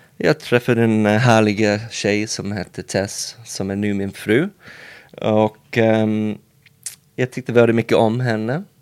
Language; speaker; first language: Swedish; non-native, learner; English